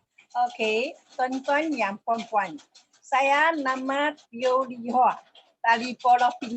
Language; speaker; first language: Indonesian; non-native, local second language; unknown